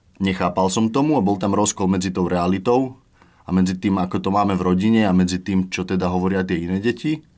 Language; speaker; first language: Slovak; native; Slovak